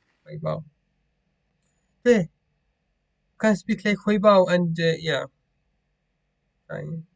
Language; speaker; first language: English; non-native, learner; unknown